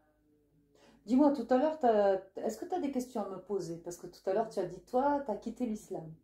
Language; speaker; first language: French; native; French